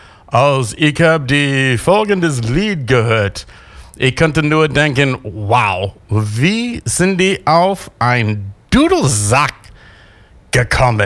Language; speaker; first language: German; non-native, learner; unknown